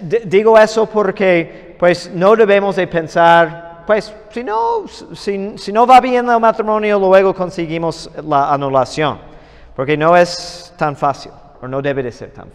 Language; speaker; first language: Spanish; non-native, fluent; English